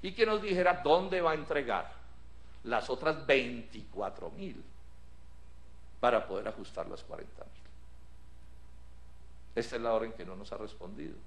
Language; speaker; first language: Spanish; native; Spanish